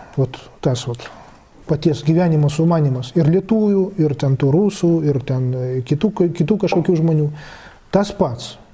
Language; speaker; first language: Lithuanian; non-native, local second language; Russian